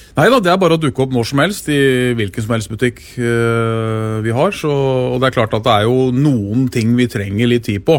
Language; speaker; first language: Norwegian; native; Norwegian